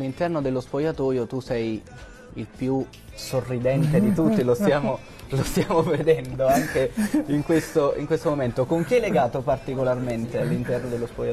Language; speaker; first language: Italian; native; Italian